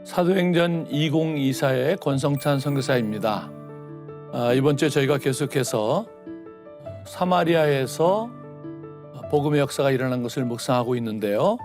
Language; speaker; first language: Korean; native; Korean